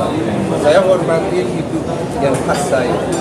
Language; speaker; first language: Indonesian; non-native, learner; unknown